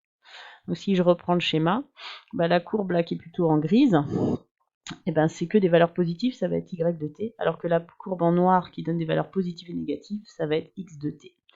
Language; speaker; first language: French; native; French